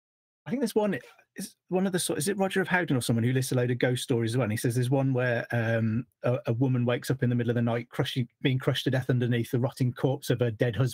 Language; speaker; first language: English; native; English